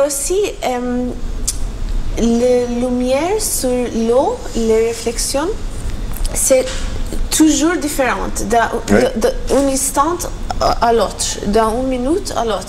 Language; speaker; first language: French; non-native, learner; Maltese